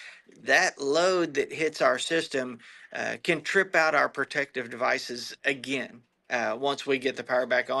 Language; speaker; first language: English; native; English